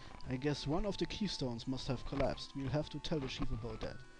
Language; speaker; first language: English; non-native, fluent; German